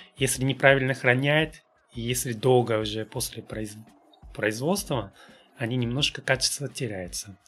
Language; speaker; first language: Russian; non-native, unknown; Japanese